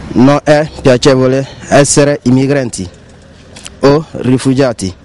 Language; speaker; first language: Italian; non-native, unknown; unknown